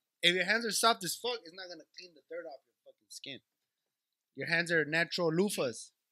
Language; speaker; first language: English; early bilingual, other home language; Spanish